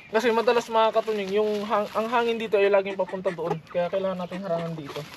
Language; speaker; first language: Filipino; non-native, local second language; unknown